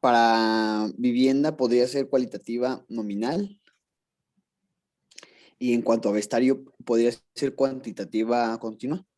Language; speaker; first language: Spanish; native; Spanish